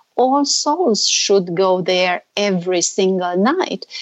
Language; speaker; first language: English; non-native, fluent; Romanian